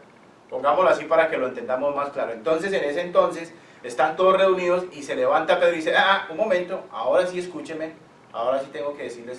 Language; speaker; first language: Spanish; native; Spanish